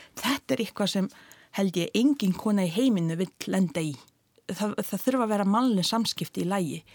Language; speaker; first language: Icelandic; non-native, fluent; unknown